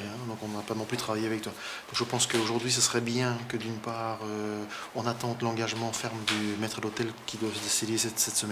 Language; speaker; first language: French; native; French